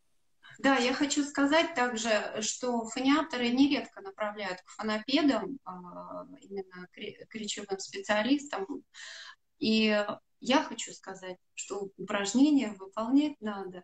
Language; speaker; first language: Russian; native; Russian